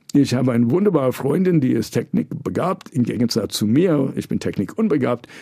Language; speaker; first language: German; non-native, fluent; English